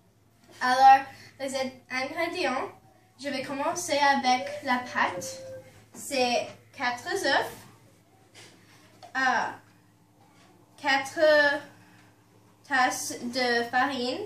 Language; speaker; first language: French; non-native, learner; English